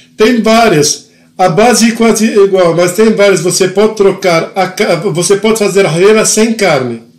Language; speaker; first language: Portuguese; non-native, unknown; Arabic